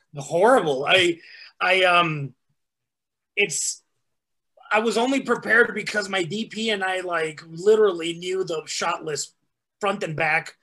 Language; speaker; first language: English; early bilingual, other home language; Spanish